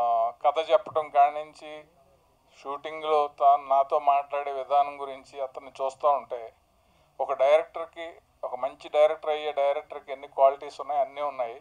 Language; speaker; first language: Telugu; native; Telugu